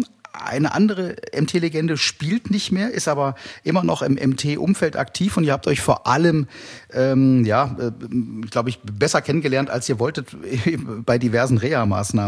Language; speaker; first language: German; native; German